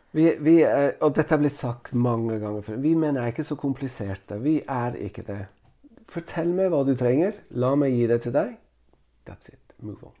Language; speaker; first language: Norwegian; non-native, fluent; Italian